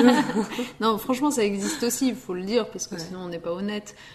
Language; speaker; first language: French; early bilingual, other home language; Riffian